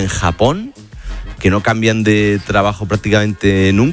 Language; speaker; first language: Spanish; native; Spanish